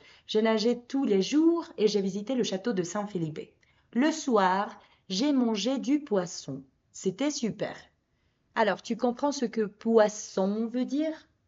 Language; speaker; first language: French; non-native, fluent; Spanish